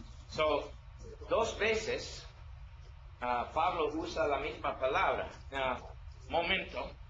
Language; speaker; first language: Spanish; non-native, learner; English